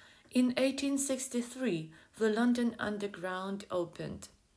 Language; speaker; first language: English; non-native, fluent; Ukrainian